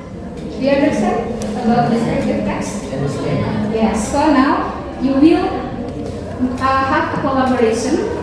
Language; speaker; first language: English; non-native, learner; Indonesian